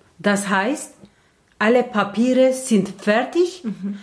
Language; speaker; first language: German; non-native, learner; Kurdish